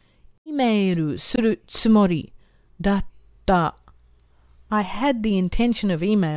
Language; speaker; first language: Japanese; non-native, fluent; English